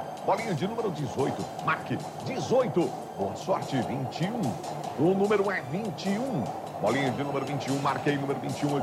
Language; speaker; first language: Portuguese; native; Portuguese